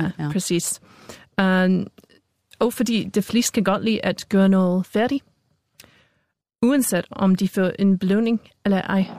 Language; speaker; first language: Danish; non-native, fluent; English